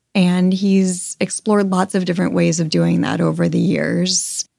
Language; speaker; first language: English; native; English